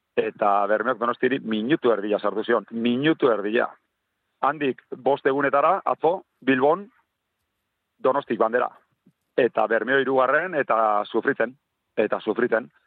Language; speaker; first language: Basque; native; Basque